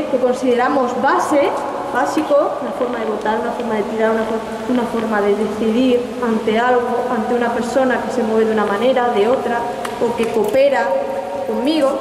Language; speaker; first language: Spanish; native; Spanish